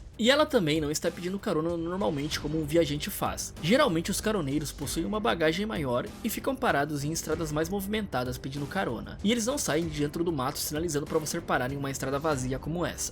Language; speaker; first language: Portuguese; native; Portuguese